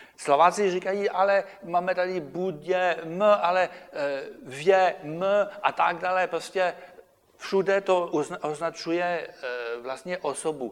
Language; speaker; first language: Czech; non-native, fluent; French